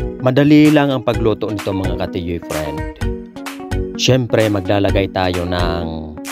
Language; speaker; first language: Filipino; non-native, local second language; Bikol